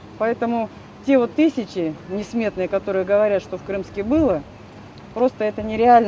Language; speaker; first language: Russian; native; Russian